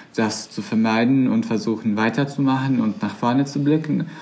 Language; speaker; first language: German; non-native, fluent; Croatian